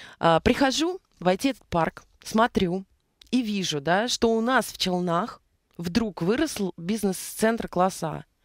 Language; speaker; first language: Russian; native; Russian